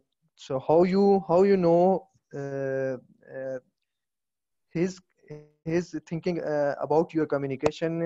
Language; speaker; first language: English; non-native, local second language; Urdu